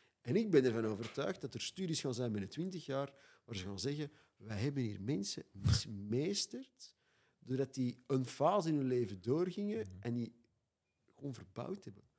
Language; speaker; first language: Dutch; native; Dutch